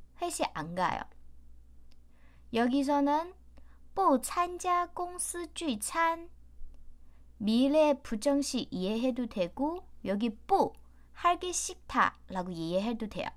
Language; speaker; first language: Korean; non-native, fluent; Chinese